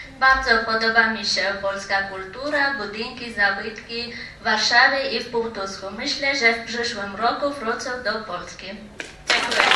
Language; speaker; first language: Polish; non-native, learner; Armenian